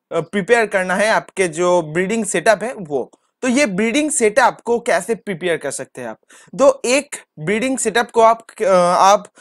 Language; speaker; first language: Hindi; non-native, local second language; Bangla